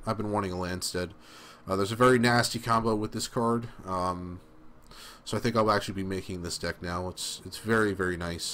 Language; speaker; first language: English; native; English